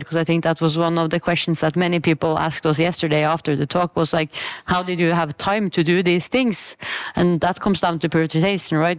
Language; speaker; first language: English; non-native, fluent; Norwegian